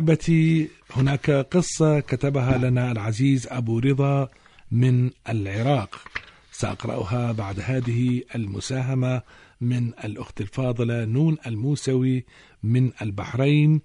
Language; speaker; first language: Arabic; native; Arabic